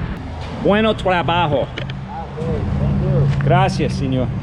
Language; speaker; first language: Spanish; non-native, learner; English